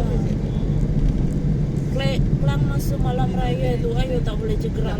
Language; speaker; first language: Malay; native; Malay